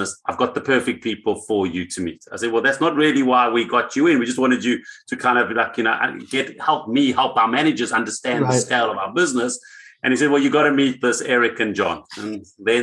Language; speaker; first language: English; native; English